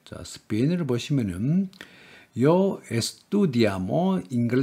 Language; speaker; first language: Spanish; non-native, learner; Korean